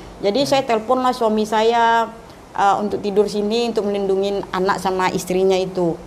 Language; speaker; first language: Indonesian; non-native, local second language; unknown